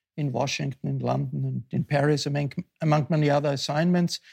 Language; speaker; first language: English; non-native, fluent; German